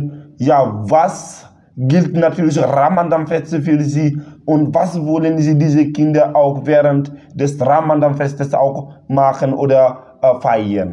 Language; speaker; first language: German; non-native, learner; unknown